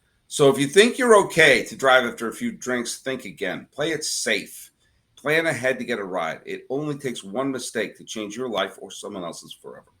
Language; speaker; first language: English; native; English